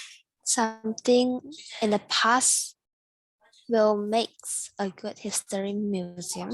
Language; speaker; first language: English; non-native, learner; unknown